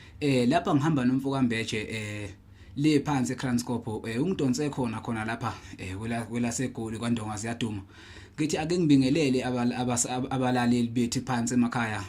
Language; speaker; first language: Zulu; native; Zulu